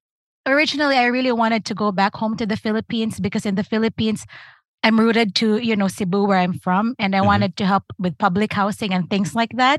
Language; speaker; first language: English; non-native, local second language; Cebuano